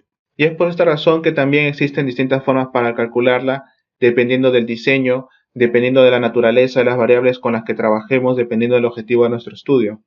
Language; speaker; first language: Spanish; native; Spanish